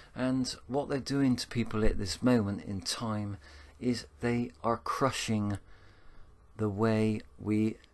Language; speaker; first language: English; native; English